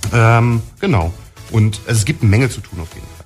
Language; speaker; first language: German; native; German